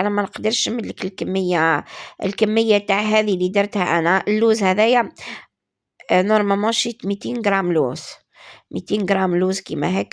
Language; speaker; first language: Arabic; native; Arabic